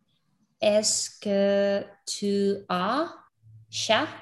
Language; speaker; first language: French; non-native, learner; English